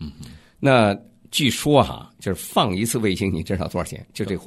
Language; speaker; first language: Chinese; native; Chinese